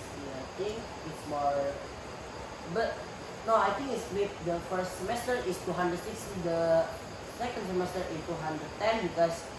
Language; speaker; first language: English; non-native, learner; Indonesian